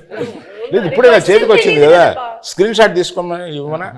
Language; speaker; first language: Telugu; native; Telugu